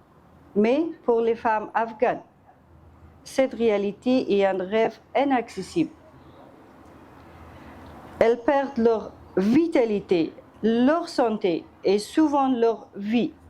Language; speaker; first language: French; non-native, fluent; Persian